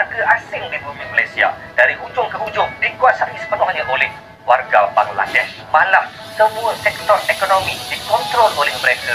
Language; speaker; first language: Malay; native; Malay